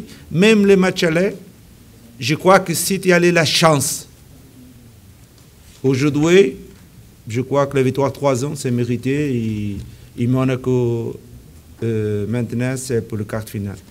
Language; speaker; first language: French; non-native, learner; Portuguese